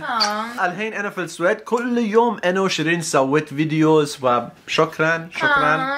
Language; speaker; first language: Arabic; non-native, learner; Swedish